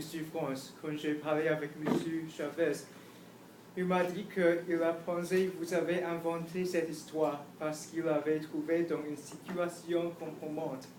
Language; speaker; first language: French; non-native, learner; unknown